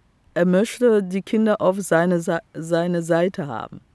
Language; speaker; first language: German; non-native, fluent; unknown